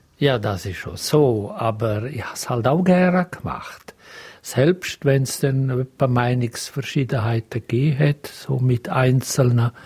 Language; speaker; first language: German; non-native, local second language; Romansh